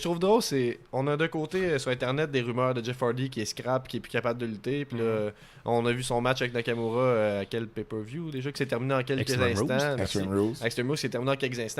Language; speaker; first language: French; native; French